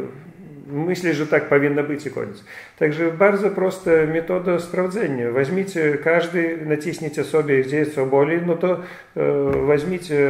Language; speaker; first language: Polish; non-native, fluent; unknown